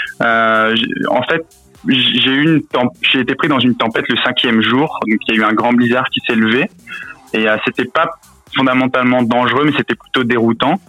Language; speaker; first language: French; native; French